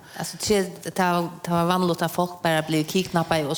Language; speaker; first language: Danish; non-native, fluent; Spanish